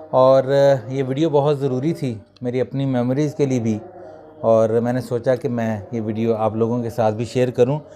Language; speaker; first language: Urdu; native; Urdu